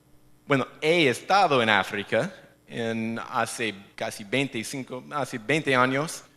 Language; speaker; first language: Spanish; non-native, fluent; English